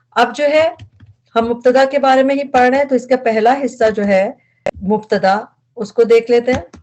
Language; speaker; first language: Urdu; native; Urdu